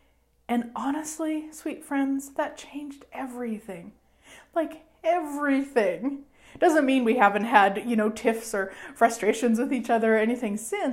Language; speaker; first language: English; native; English